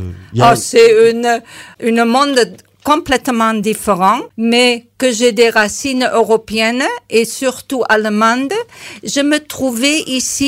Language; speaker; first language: French; non-native, learner; German